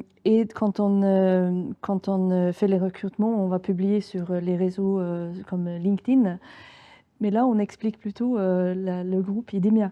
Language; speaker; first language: French; non-native, fluent; Swedish